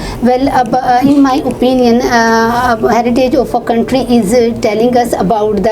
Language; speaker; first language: English; non-native, learner; Urdu